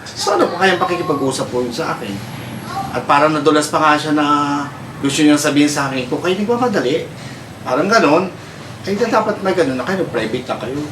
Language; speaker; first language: Filipino; native; Filipino